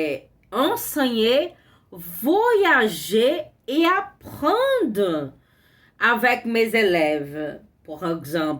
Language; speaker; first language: French; non-native, learner; Portuguese